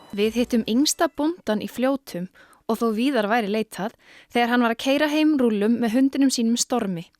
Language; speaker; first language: Icelandic; native; Icelandic